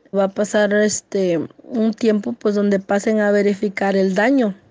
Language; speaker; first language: Spanish; native; Spanish